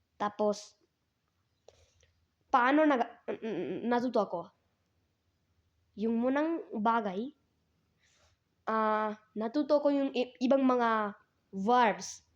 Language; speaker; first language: Filipino; non-native, learner; Hindi